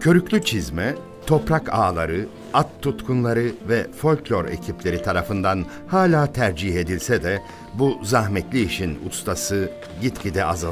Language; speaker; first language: Turkish; native; Turkish